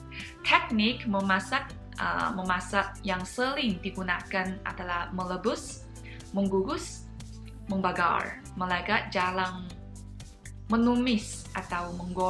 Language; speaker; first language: Indonesian; non-native, fluent; Chinese